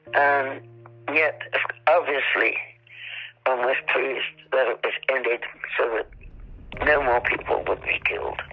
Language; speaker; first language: English; native; English